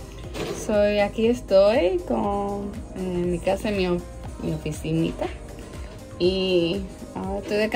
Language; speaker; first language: Spanish; early bilingual, heritage; English